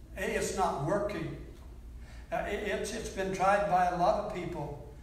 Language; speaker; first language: English; native; English